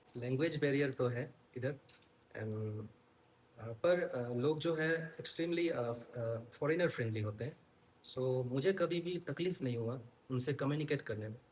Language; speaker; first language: Hindi; non-native, local second language; Assamese